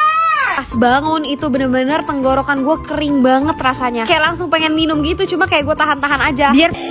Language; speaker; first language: Indonesian; native; Indonesian